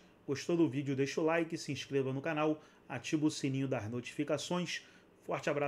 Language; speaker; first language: Portuguese; native; Portuguese